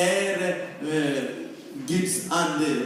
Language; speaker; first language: Swedish; non-native, fluent; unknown